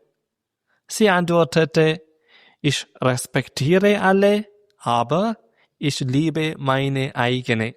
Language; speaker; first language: German; non-native, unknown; Malayalam